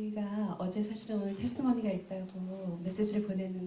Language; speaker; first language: Korean; native; Korean